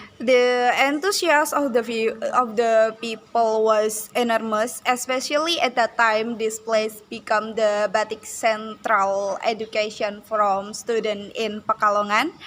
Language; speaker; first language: English; non-native, learner; Indonesian